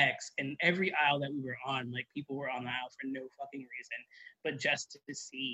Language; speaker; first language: English; native; English